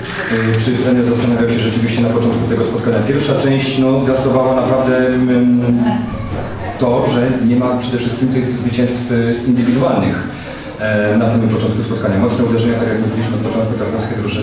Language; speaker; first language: Polish; native; Polish